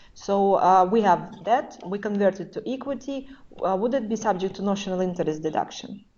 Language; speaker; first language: English; non-native, fluent; Russian